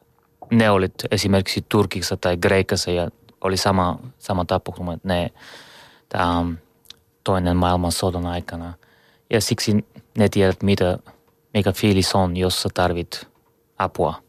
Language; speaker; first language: Finnish; non-native, learner; Bulgarian